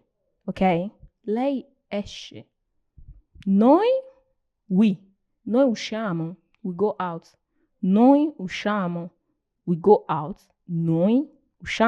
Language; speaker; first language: Italian; non-native, learner; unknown